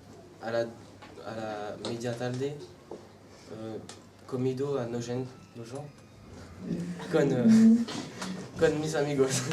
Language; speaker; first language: Spanish; non-native, learner; French